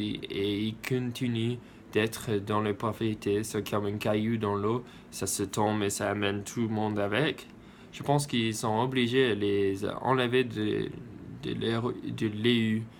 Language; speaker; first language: French; non-native, learner; English